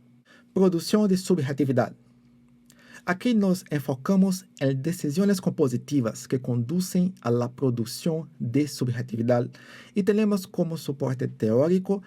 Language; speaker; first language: Spanish; non-native, fluent; Portuguese